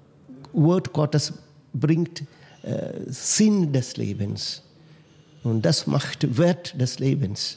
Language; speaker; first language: German; non-native, fluent; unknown